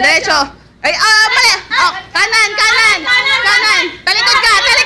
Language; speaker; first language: Filipino; native; Filipino